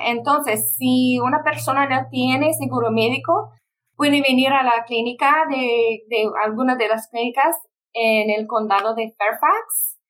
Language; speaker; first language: Spanish; non-native, fluent; English